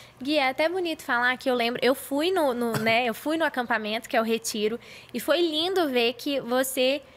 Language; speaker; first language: Portuguese; native; Portuguese